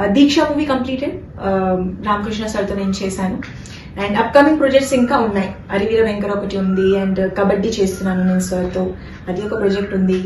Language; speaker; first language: Telugu; non-native, fluent; Hindi